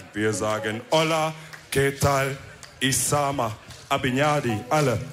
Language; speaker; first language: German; early bilingual, other home language; Wolof